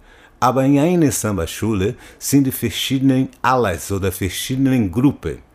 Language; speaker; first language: German; non-native, learner; Portuguese